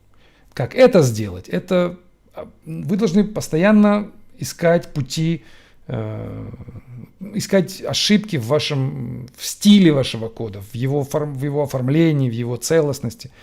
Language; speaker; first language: Russian; native; Russian